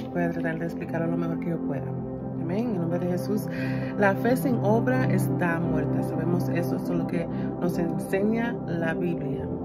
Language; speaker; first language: Spanish; early bilingual, other home language; English